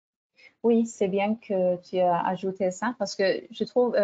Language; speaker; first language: French; non-native, fluent; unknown